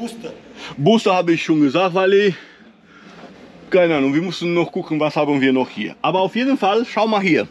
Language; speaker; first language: German; non-native, fluent; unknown